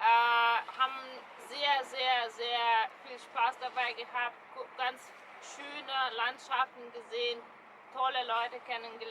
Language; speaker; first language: German; non-native, fluent; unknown